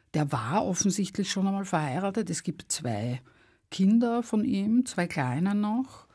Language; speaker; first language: German; native; German